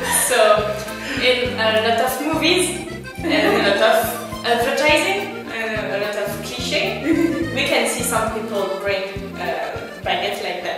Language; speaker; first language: English; non-native, learner; French